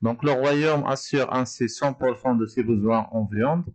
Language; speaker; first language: French; non-native, local second language; Arabic